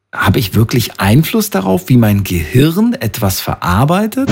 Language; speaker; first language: German; native; German